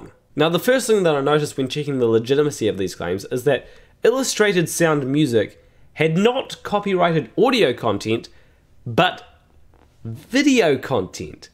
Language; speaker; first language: English; native; English